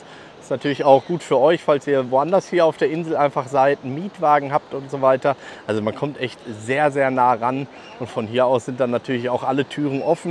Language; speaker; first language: German; native; German